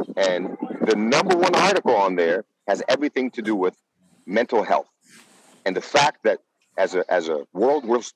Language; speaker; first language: English; non-native, fluent; Dutch